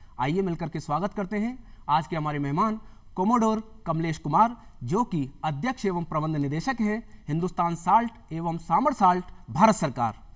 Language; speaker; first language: Hindi; native; Hindi